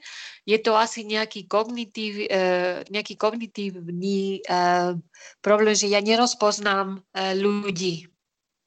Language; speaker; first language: Slovak; non-native, fluent; Spanish